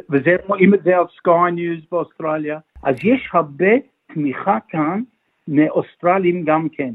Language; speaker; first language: Hebrew; non-native, fluent; English